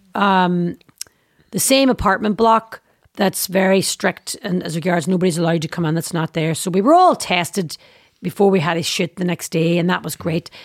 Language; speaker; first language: English; native; English